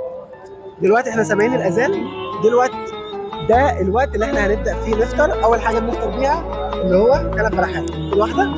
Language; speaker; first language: Arabic; native; Arabic